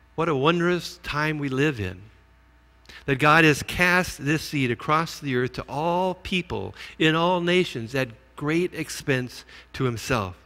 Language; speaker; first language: English; native; English